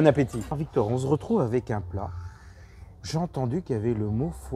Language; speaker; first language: French; native; French